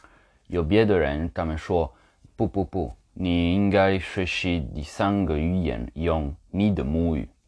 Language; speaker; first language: Chinese; non-native, learner; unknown